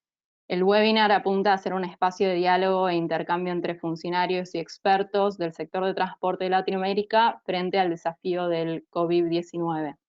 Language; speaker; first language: Spanish; native; Spanish